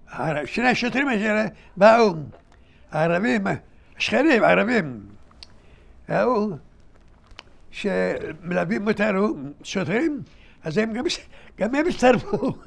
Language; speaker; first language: Hebrew; early bilingual, other home language; Arabic